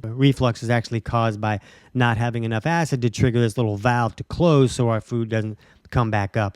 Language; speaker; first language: English; native; English